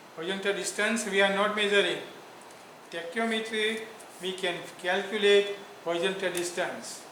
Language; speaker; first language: English; non-native, local second language; Gujarati